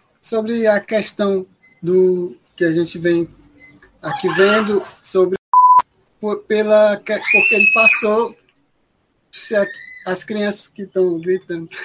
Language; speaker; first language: Portuguese; native; Portuguese